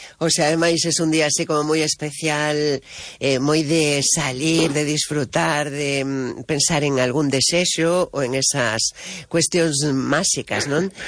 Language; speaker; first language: Galician; non-native, local second language; Spanish